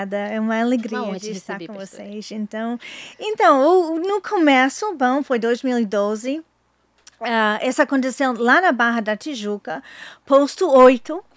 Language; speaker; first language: Portuguese; non-native, learner; English